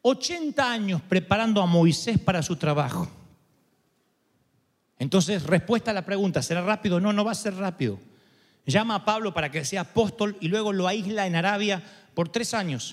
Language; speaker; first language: Spanish; native; Spanish